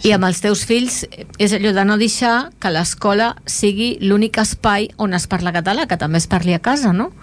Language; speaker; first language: Catalan; native; Catalan